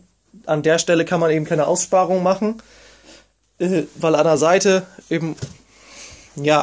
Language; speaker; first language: German; native; German